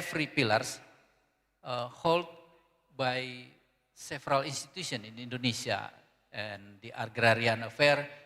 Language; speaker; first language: English; non-native, learner; Indonesian